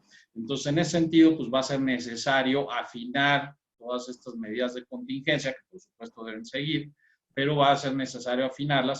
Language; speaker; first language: Spanish; native; Spanish